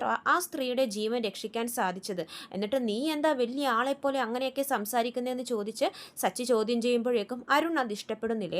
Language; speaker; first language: Malayalam; native; Malayalam